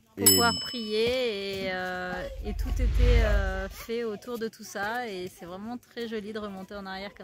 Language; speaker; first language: French; native; French